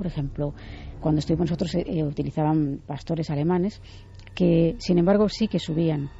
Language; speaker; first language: Spanish; native; Spanish